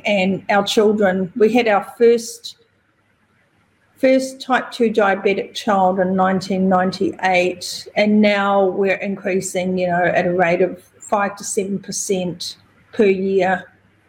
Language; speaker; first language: English; native; English